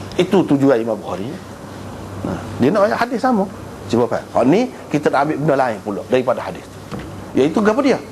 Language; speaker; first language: Malay; native; Malay